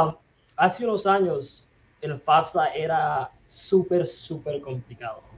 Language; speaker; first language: Spanish; early bilingual, other home language; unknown